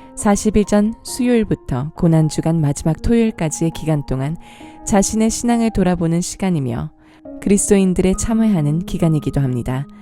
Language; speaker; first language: Korean; native; Korean